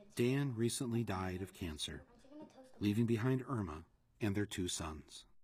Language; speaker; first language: English; native; English